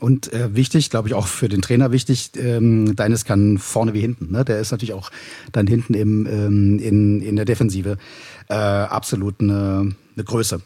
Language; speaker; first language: German; native; German